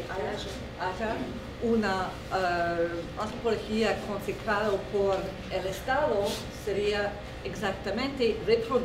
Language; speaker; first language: Spanish; non-native, fluent; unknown